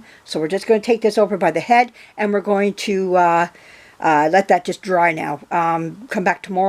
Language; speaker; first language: English; native; English